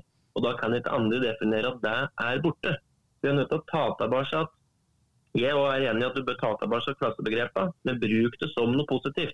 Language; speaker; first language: Norwegian; native; Norwegian